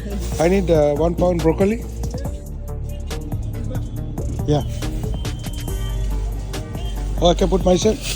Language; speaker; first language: English; non-native, learner; Sinhala